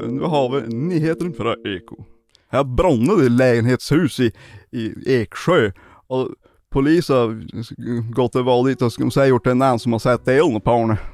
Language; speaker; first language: Swedish; native; Swedish